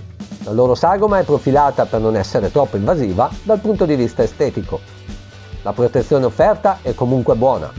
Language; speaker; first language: Italian; native; Italian